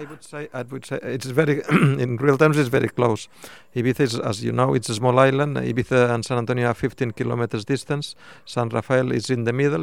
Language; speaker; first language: English; non-native, fluent; Spanish